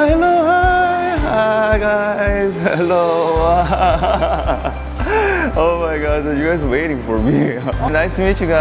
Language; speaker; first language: English; non-native, learner; Korean